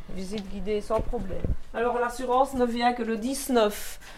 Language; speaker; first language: French; native; French